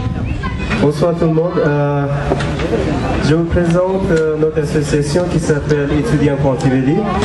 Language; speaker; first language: French; non-native, fluent; Tibetan